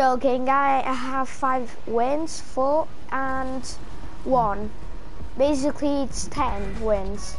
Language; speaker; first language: English; non-native, learner; Portuguese